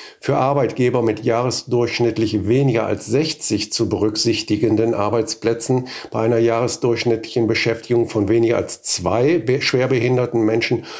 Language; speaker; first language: German; native; German